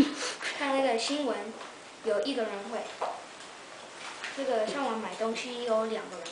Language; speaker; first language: Chinese; early bilingual, heritage; Chinese